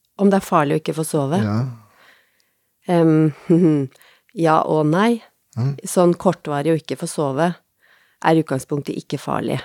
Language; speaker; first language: Norwegian; native; Norwegian